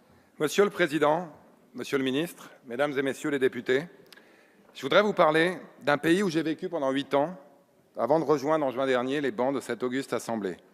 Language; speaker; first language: French; native; French